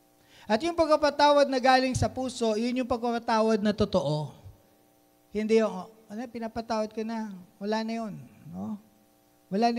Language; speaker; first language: Filipino; native; Filipino